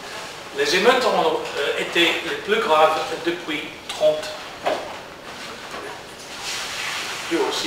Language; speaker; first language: French; non-native, learner; English